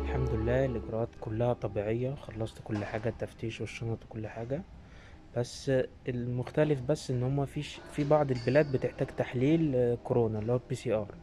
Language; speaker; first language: Arabic; native; Arabic